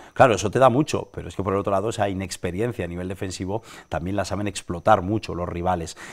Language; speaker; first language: Spanish; native; Spanish